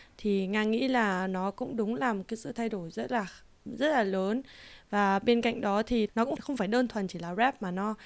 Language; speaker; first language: Vietnamese; early bilingual, heritage; Vietnamese